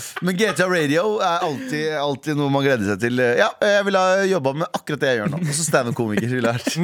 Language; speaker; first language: Norwegian; early bilingual, other home language; Kurdish